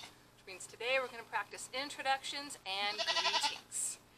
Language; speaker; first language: English; native; English